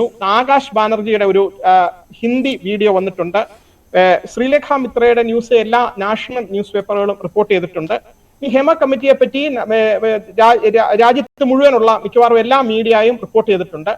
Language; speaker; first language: Malayalam; native; Malayalam